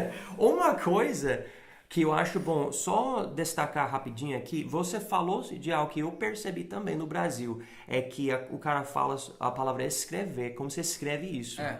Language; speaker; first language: Portuguese; non-native, fluent; English